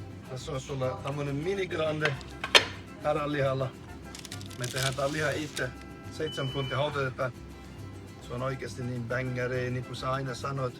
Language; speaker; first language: Finnish; native; Finnish